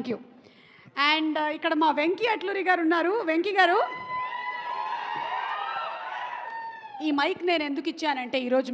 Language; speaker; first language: Telugu; native; Telugu